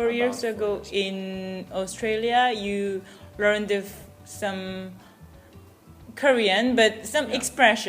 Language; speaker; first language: English; non-native, fluent; Korean